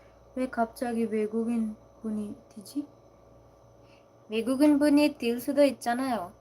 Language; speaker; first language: Korean; non-native, learner; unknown